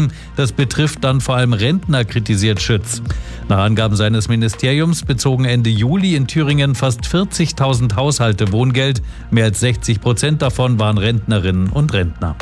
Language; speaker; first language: German; native; German